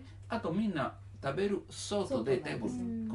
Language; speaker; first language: Japanese; non-native, learner; Italian